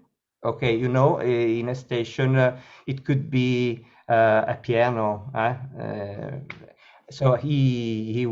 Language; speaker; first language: English; non-native, learner; Italian